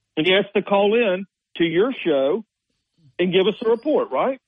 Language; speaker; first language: English; native; English